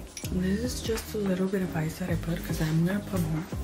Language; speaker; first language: English; early bilingual, other home language; Spanish